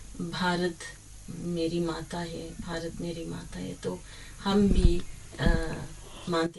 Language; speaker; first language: Hindi; early bilingual, heritage; English